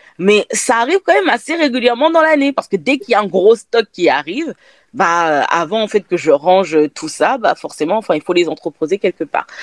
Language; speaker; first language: French; native; French